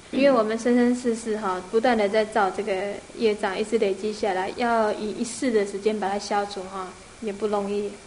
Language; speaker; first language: Chinese; native; Chinese